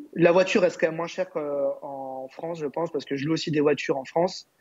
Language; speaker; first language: French; native; French